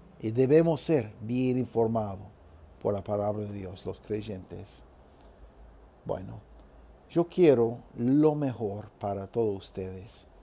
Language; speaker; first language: Spanish; non-native, fluent; English